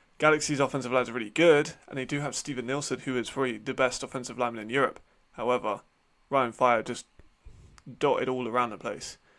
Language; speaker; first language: English; native; English